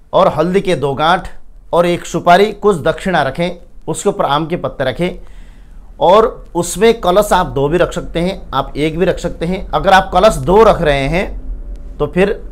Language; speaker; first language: Hindi; native; Hindi